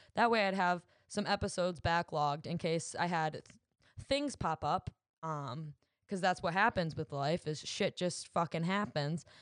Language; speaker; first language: English; native; English